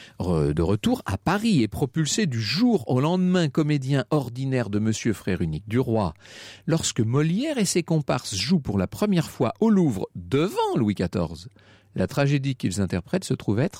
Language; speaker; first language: French; native; French